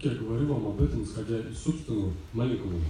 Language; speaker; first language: Russian; native; Russian